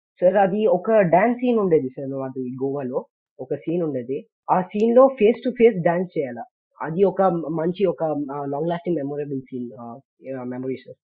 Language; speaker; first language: Telugu; non-native, learner; Kannada